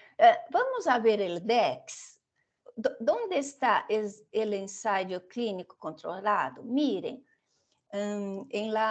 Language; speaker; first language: Spanish; non-native, fluent; Portuguese